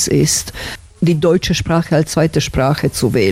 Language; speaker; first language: German; non-native, fluent; Slovak